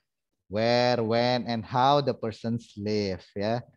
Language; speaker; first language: English; non-native, fluent; Indonesian